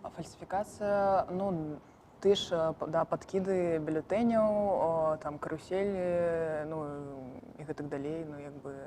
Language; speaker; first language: Belarusian; non-native, local second language; Russian